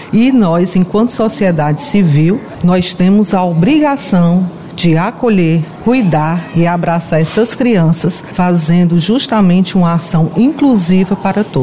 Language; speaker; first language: Portuguese; native; Portuguese